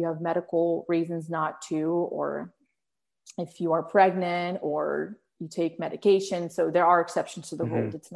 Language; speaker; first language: English; early bilingual, other home language; Arabic